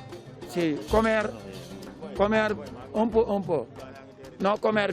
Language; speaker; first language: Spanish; non-native, learner; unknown